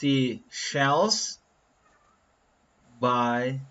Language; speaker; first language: English; non-native, learner; Indonesian